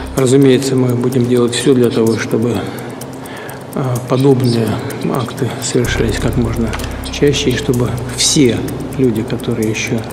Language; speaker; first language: Russian; native; Russian